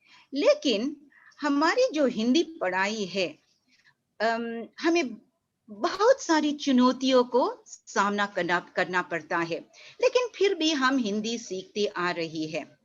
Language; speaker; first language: Hindi; early bilingual, heritage; Hindi